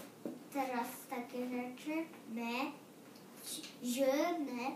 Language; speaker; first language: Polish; early bilingual, heritage; Polish